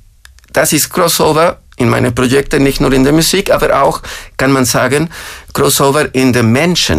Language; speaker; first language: German; non-native, fluent; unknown